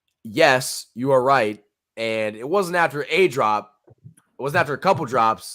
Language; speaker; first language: English; native; English